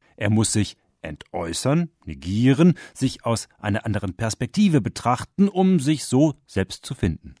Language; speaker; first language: German; native; German